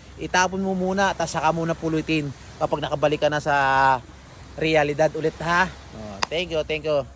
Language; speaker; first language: Filipino; native; Filipino